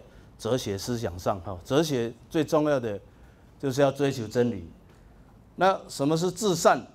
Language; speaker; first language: Chinese; native; Chinese